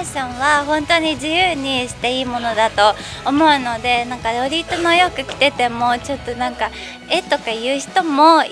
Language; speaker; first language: Japanese; native; Japanese